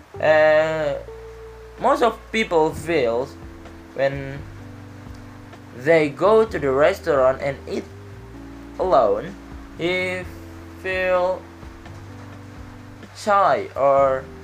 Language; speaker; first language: English; non-native, learner; Indonesian